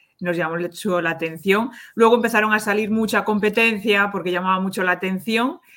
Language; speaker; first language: Spanish; native; Spanish